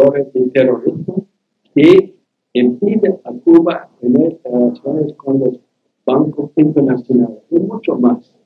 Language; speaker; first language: Spanish; non-native, learner; English